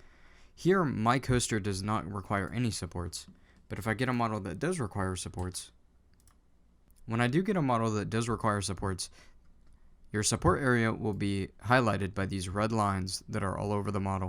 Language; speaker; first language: English; native; English